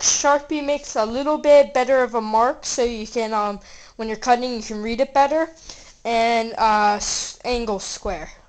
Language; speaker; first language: English; native; English